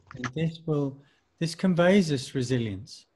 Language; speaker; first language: English; native; English